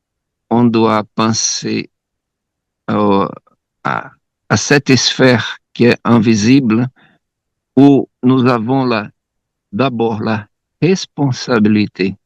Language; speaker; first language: French; non-native, fluent; Portuguese